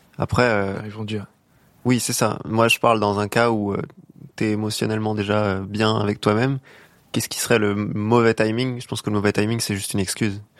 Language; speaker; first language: French; native; French